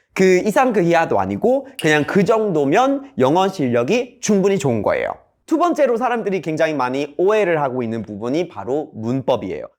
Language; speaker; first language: Korean; non-native, fluent; English